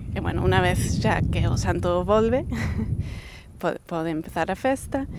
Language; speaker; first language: Galician; non-native, fluent; English